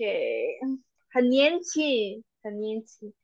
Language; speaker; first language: Chinese; non-native, fluent; Indonesian